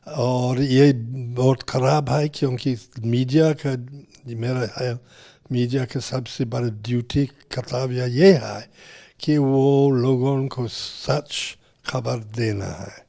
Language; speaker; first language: Hindi; non-native, fluent; English